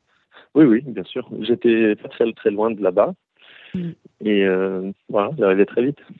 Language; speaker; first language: French; early bilingual, heritage; Hebrew